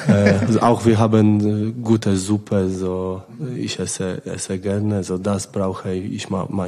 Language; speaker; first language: German; non-native, learner; Polish